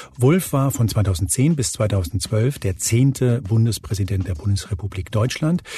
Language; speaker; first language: German; early bilingual, other home language; Spanish